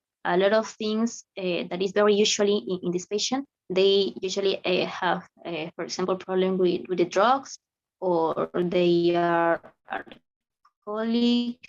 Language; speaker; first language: English; non-native, learner; Spanish